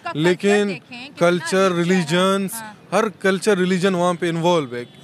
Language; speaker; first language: Urdu; native; Urdu